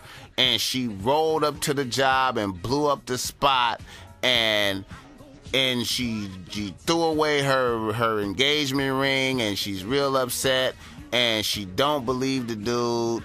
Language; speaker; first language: English; native; English